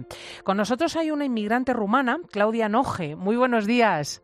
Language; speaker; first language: Spanish; native; Spanish